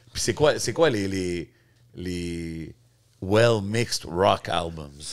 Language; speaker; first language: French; native; French